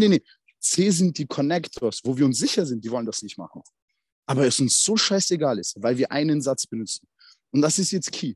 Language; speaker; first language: German; native; German